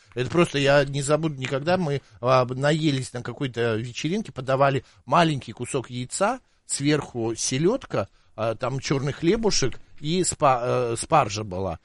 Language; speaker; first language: Russian; native; Russian